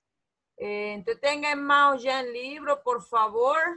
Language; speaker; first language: Spanish; non-native, fluent; Portuguese